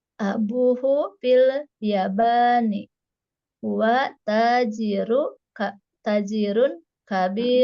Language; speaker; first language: Arabic; non-native, learner; Indonesian